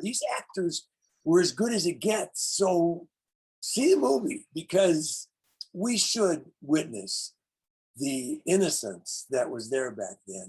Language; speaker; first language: English; native; English